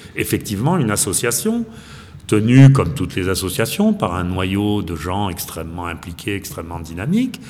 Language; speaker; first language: French; native; French